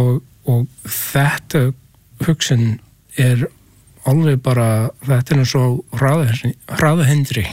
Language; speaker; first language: Icelandic; non-native, learner; English